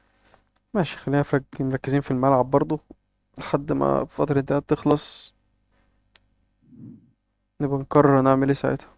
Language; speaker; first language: Arabic; native; Arabic